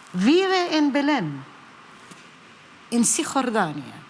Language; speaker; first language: Spanish; non-native, learner; Arabic